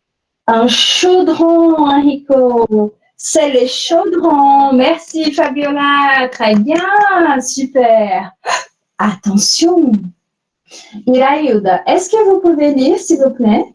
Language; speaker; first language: French; non-native, fluent; Portuguese